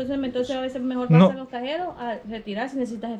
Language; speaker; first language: Spanish; native; Spanish